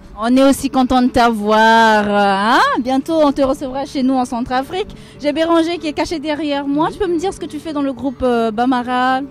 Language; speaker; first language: French; non-native, local second language; Sango